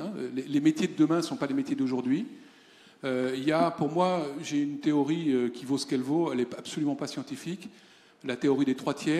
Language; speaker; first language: French; native; French